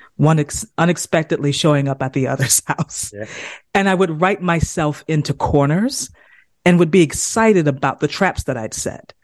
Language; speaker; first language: English; native; English